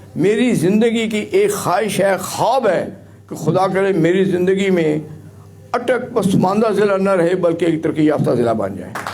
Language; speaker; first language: Urdu; non-native, local second language; Punjabi